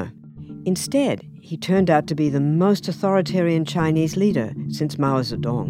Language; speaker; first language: English; native; English